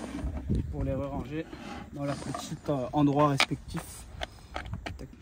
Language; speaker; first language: French; native; French